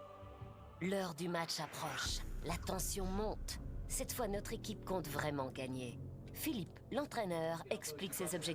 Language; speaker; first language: French; native; French